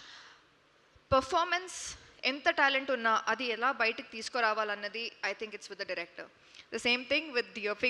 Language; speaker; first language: Telugu; non-native, learner; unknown